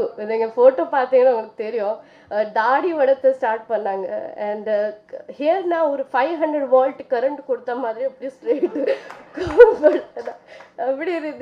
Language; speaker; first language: Tamil; non-native, fluent; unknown